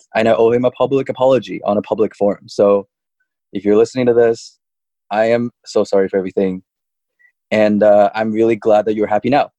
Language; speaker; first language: English; early bilingual, other home language; Chinese